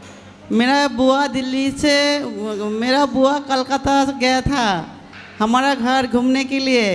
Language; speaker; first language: Hindi; non-native, local second language; Bangla